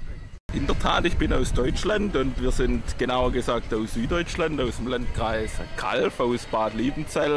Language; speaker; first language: German; native; German